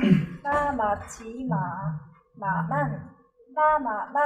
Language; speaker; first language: Chinese; non-native, learner; Korean